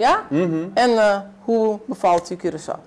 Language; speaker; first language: Dutch; non-native, local second language; Papiamento